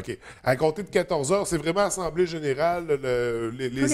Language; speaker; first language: French; native; French